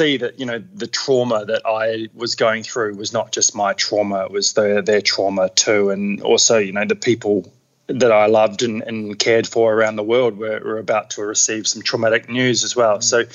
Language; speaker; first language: English; native; English